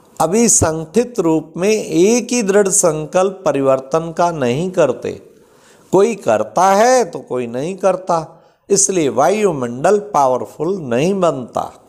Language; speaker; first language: Hindi; native; Hindi